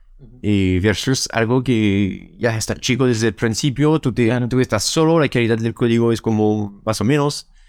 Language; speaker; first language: Spanish; non-native, fluent; French